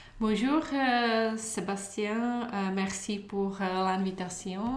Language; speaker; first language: French; non-native, learner; Czech